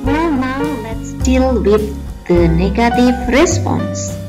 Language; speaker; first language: English; non-native, fluent; Indonesian